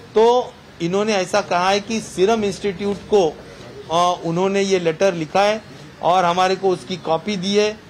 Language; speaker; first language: Hindi; non-native, local second language; Marathi